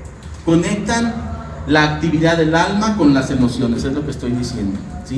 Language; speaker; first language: Spanish; native; Spanish